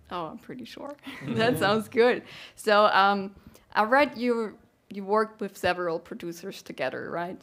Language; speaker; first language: English; non-native, fluent; German